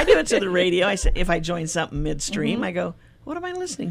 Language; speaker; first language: English; native; English